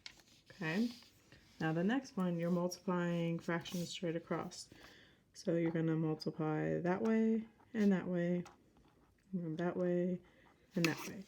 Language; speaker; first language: English; native; English